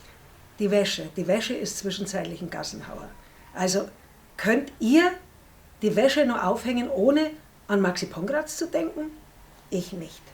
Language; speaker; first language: German; native; German